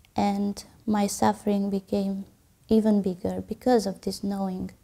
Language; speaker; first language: English; non-native, fluent; Romanian